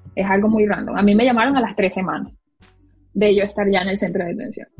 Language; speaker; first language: Spanish; native; Spanish